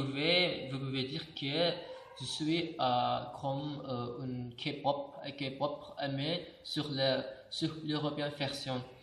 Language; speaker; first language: French; non-native, learner; Indonesian